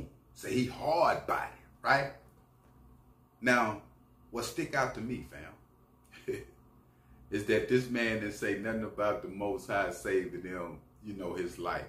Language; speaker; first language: English; native; English